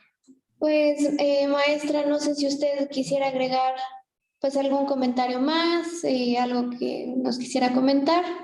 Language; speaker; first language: Spanish; native; Spanish